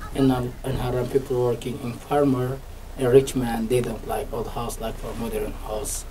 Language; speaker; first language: English; non-native, learner; Arabic